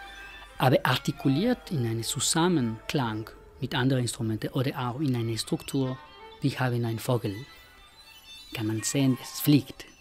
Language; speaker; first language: German; non-native, fluent; Spanish